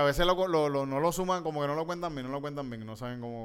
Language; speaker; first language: Spanish; native; Spanish